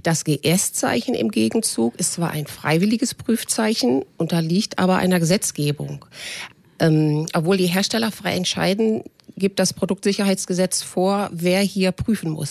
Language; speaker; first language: German; native; German